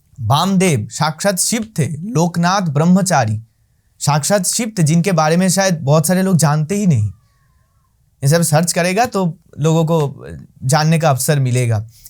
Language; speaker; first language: Hindi; non-native, local second language; Bangla